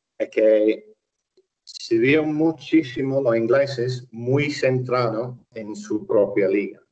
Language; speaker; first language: Spanish; non-native, fluent; English